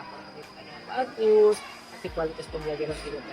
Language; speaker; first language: Indonesian; native; Indonesian